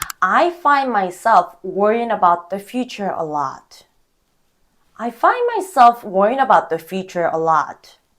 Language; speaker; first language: English; non-native, fluent; Korean